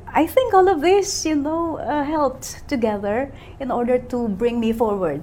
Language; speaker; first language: English; non-native, local second language; Pampanga